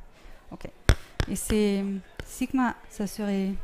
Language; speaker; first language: French; non-native, fluent; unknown